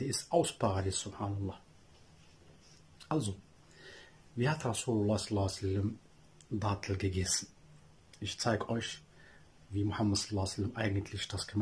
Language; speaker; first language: German; non-native, learner; Arabic